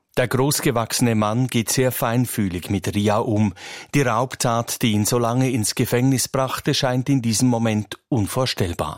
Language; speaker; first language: German; native; German